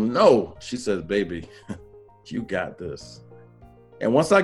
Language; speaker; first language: English; native; English